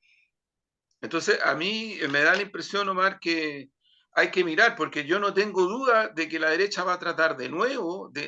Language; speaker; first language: Spanish; native; Spanish